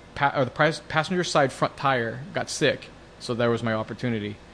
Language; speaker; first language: English; native; English